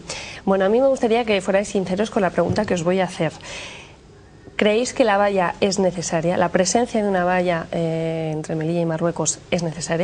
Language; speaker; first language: Spanish; native; Spanish